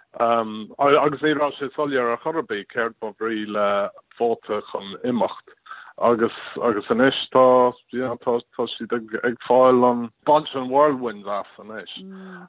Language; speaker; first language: Irish; non-native, learner; English